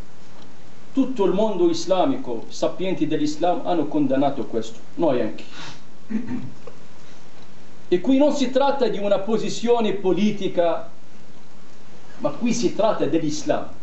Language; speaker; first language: Italian; non-native, fluent; Arabic